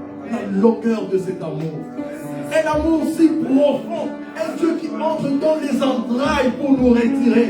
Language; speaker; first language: French; non-native, local second language; Lingala